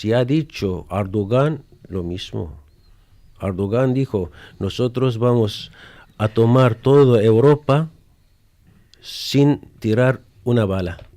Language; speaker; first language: Spanish; non-native, fluent; Arabic